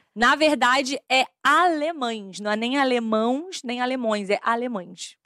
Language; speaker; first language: Portuguese; native; Portuguese